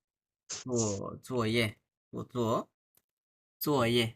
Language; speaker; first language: Chinese; non-native, fluent; Bangla